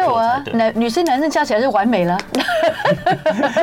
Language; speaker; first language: Chinese; native; Chinese